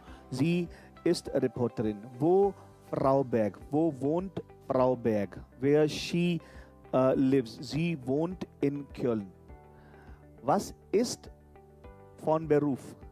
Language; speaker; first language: German; non-native, fluent; Hindi